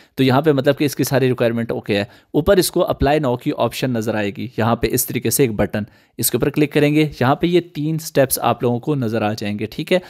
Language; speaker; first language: Urdu; native; Urdu